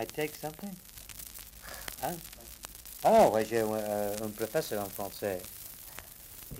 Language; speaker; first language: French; non-native, learner; English